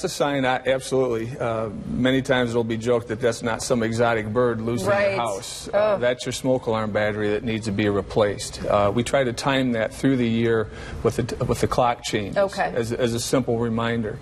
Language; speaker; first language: English; native; English